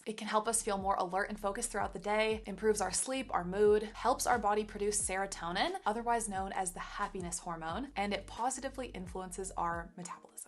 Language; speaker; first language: English; native; English